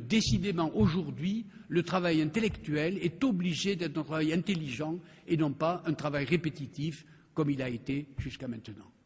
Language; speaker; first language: French; native; French